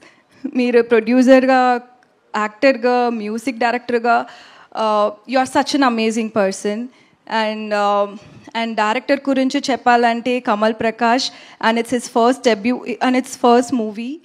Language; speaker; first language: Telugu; non-native, learner; Tamil